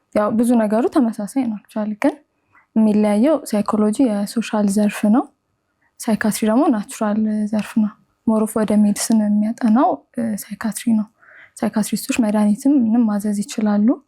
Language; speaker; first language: Amharic; native; Amharic